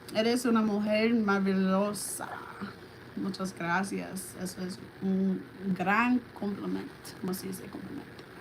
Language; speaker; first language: Spanish; non-native, learner; English